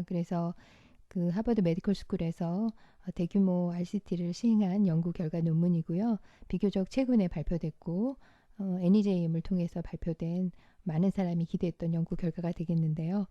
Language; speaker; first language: Korean; native; Korean